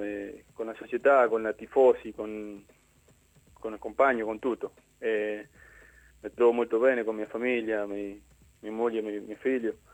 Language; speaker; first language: Italian; non-native, learner; Spanish